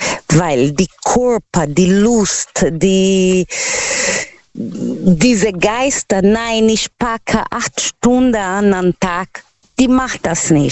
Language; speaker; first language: German; non-native, fluent; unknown